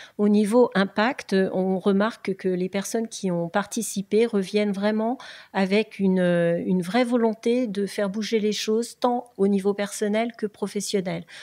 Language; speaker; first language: French; native; French